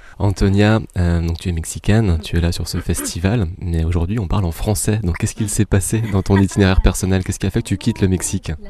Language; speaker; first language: French; native; French